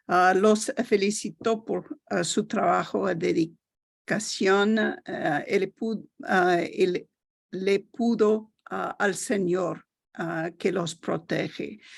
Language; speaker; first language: Spanish; non-native, learner; English